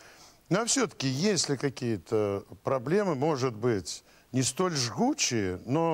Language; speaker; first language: Russian; native; Russian